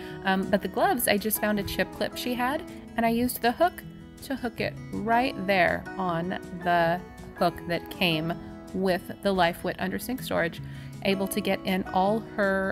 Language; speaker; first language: English; native; English